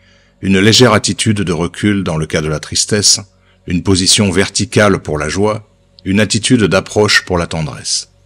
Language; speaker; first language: French; native; French